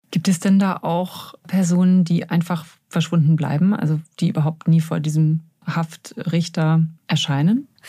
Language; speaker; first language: German; native; German